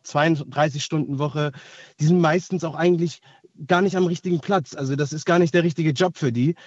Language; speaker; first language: German; native; German